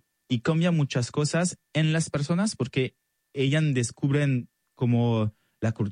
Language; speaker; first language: Spanish; non-native, fluent; French